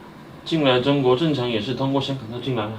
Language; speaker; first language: Chinese; native; Chinese